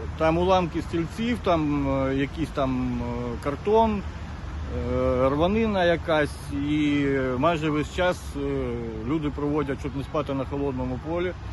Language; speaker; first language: Ukrainian; native; Ukrainian